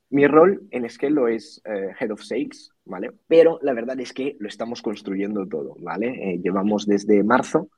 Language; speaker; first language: Spanish; non-native, fluent; Italian